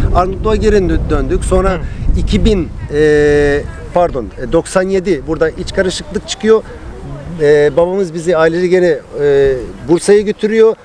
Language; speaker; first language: Turkish; non-native, fluent; Albanian